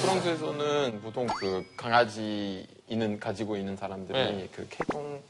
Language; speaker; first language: Korean; non-native, fluent; French